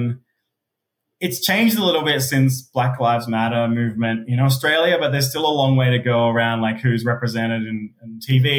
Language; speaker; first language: English; native; English